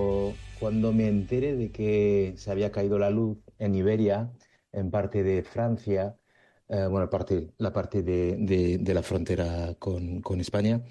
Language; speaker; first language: Spanish; native; Spanish